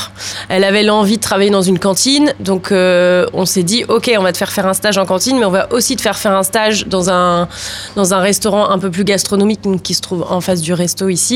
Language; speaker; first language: French; native; French